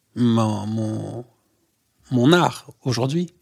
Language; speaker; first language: French; native; French